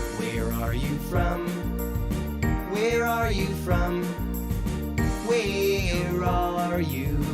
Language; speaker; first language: English; non-native, learner; Korean